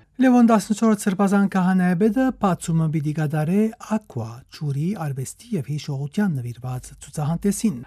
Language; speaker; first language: Armenian; native; Armenian